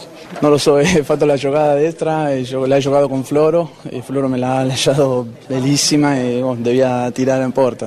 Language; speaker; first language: Italian; non-native, learner; Spanish